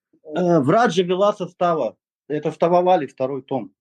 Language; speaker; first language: Russian; native; Russian